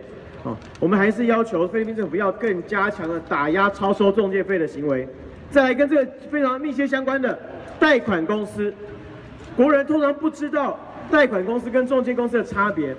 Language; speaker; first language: Chinese; native; Chinese